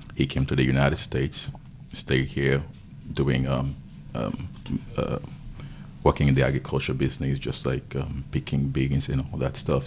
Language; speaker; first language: English; non-native, fluent; Haitian Creole